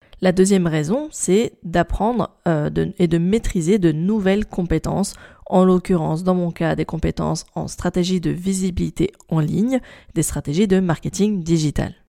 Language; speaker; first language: French; native; French